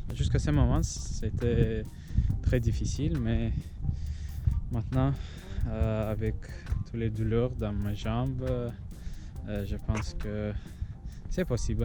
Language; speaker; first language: French; non-native, learner; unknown